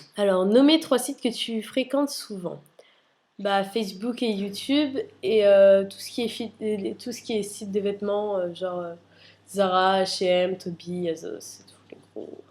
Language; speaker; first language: French; early bilingual, other home language; Arabic